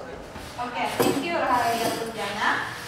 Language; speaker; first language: English; non-native, learner; Indonesian